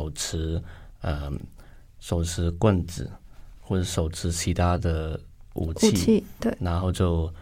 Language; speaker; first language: Chinese; non-native, local second language; Cantonese